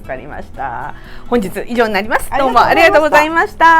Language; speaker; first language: Japanese; native; Japanese